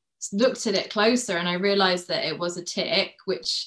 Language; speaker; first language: English; native; English